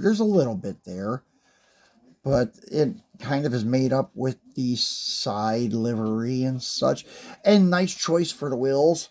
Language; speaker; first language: English; native; English